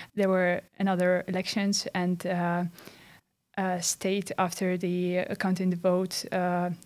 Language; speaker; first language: English; non-native, fluent; Russian